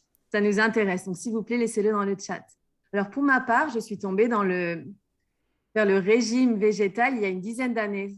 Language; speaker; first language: French; native; French